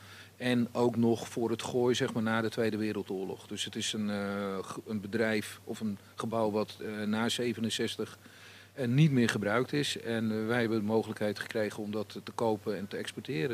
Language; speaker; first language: Dutch; native; Dutch